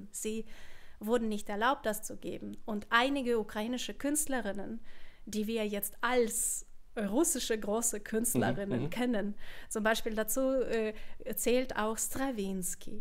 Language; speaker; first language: German; non-native, fluent; Russian